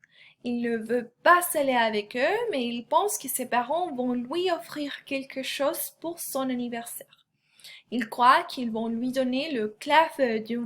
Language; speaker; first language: French; non-native, fluent; Spanish